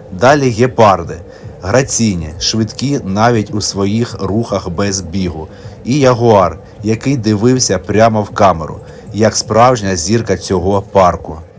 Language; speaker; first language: Ukrainian; native; Ukrainian